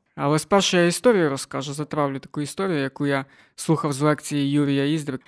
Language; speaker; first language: Ukrainian; non-native, local second language; Russian